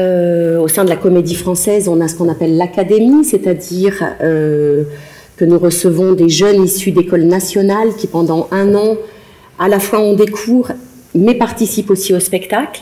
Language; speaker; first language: French; native; French